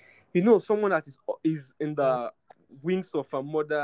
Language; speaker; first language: English; non-native, local second language; Krio